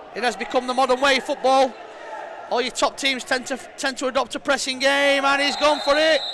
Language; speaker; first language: English; native; English